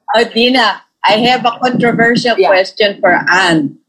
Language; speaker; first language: English; non-native, local second language; Tausug